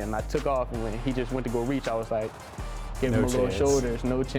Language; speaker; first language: English; native; English